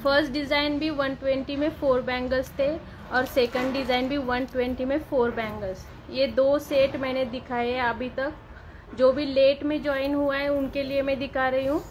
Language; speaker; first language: Hindi; non-native, local second language; Marathi